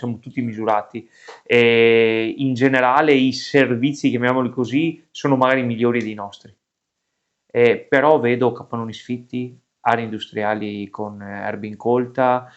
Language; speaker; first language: Italian; native; Italian